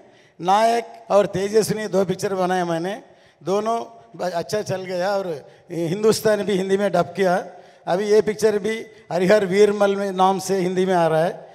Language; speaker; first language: Hindi; non-native, local second language; Tamil